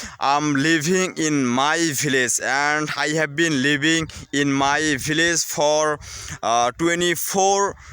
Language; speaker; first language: English; non-native, learner; Bangla